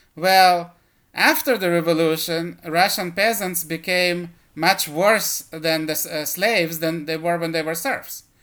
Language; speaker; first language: English; early bilingual, other home language; Russian